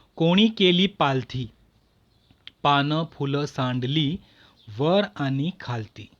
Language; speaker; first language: Marathi; non-native, local second language; Urdu